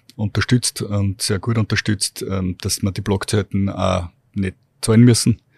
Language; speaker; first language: German; native; German